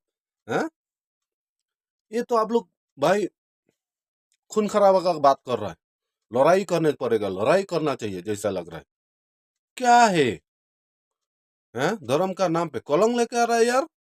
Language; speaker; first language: Hindi; non-native, local second language; Khasi